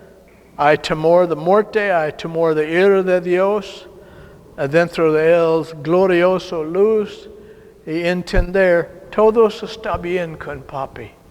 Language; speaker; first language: Spanish; non-native, learner; English